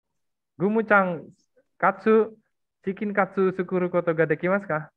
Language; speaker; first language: Japanese; non-native, fluent; Indonesian